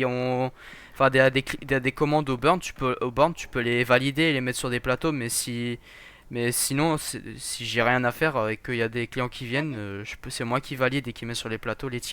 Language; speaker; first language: French; native; French